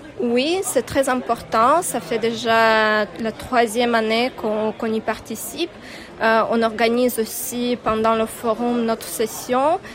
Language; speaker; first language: French; non-native, fluent; Ukrainian